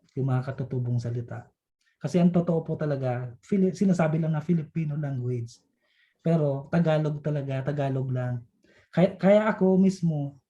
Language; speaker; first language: Filipino; non-native, local second language; Bikol